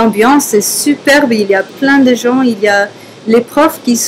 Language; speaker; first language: French; non-native, fluent; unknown